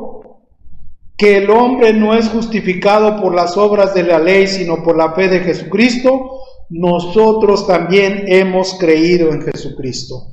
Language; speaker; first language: Spanish; native; Spanish